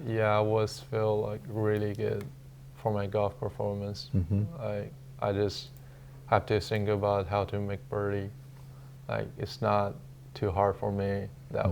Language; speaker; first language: English; non-native, learner; Chinese